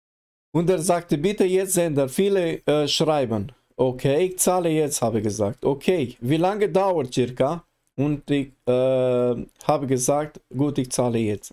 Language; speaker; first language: German; non-native, learner; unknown